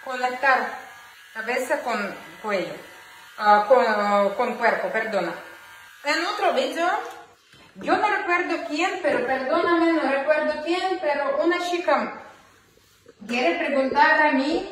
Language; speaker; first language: Spanish; non-native, learner; Ukrainian